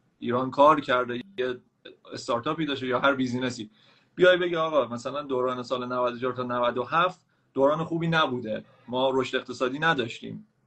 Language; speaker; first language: Persian; native; Persian